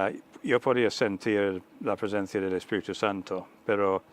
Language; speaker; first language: Spanish; non-native, fluent; English